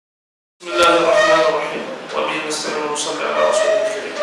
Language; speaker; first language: Arabic; native; Arabic